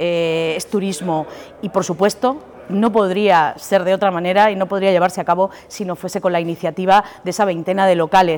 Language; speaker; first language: Spanish; native; Spanish